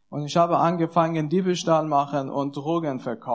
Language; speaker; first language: German; non-native, learner; Persian